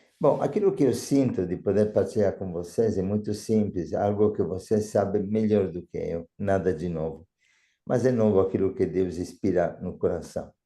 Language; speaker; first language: Portuguese; non-native, fluent; Italian